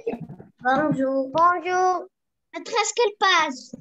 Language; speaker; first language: French; non-native, local second language; Arabic